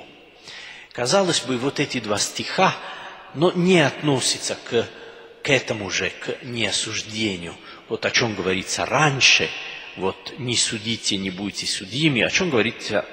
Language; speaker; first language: Russian; non-native, fluent; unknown